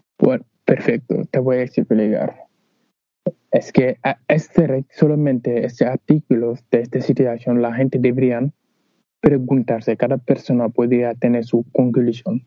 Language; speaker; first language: Spanish; non-native, learner; Wolof